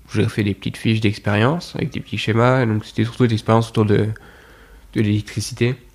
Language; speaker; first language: French; native; French